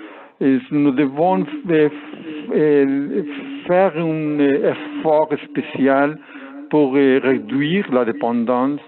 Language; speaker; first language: French; non-native, learner; Spanish